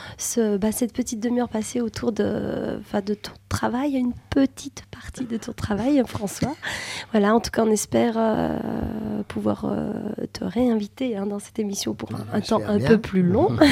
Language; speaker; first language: French; native; French